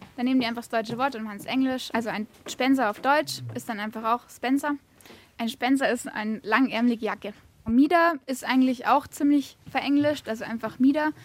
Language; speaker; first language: German; native; German